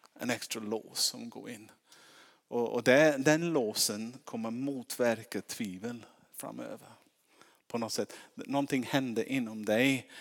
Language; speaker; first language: Swedish; non-native, fluent; English